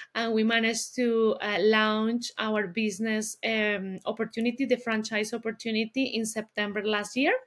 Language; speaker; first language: English; non-native, fluent; Spanish